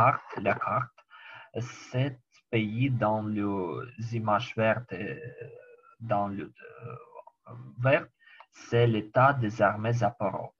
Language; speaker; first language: French; non-native, learner; Ukrainian